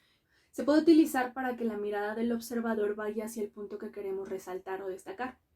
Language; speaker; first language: Spanish; native; Spanish